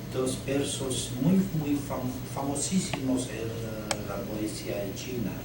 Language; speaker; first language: Spanish; non-native, learner; Chinese